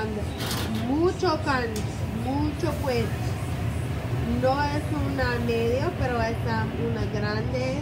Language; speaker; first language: Spanish; non-native, learner; English